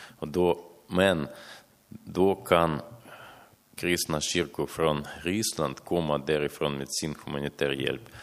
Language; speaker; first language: Swedish; non-native, fluent; Ukrainian